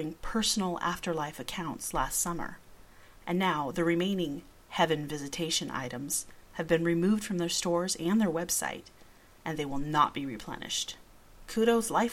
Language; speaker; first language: English; early bilingual, other home language; Spanish